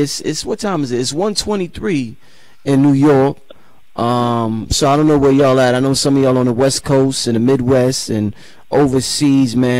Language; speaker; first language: English; native; English